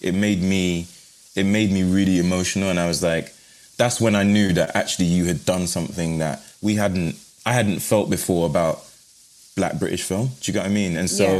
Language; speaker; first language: English; native; English